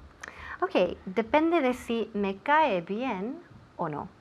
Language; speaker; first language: Spanish; non-native, fluent; English